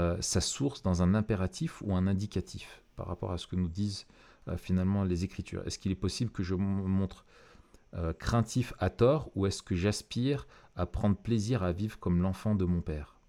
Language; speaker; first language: French; native; French